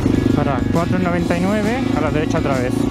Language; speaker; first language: Spanish; native; Spanish